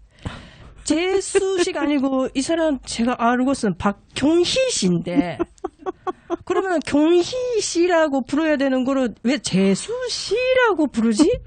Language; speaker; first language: Korean; non-native, fluent; Japanese